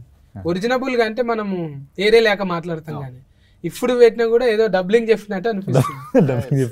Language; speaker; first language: Telugu; native; Telugu